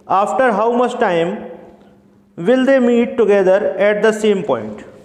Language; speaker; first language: English; non-native, local second language; Hindi